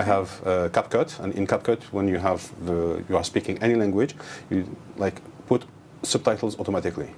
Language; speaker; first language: English; non-native, fluent; Arabic